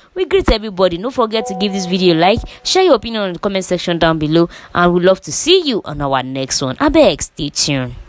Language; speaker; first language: Nigerian Pidgin; native; Nigerian Pidgin